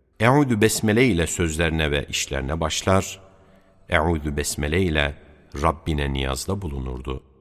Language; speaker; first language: Turkish; native; Turkish